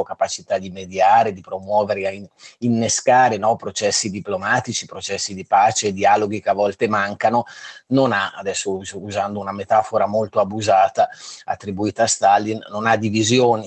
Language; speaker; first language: Italian; native; Italian